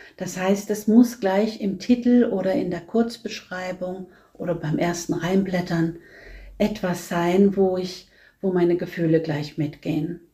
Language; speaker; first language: German; non-native, fluent; Norwegian